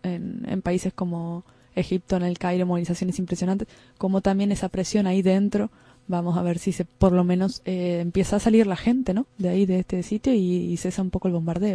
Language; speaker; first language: Spanish; native; Spanish